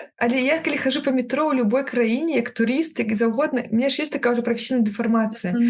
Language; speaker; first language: Belarusian; native; Belarusian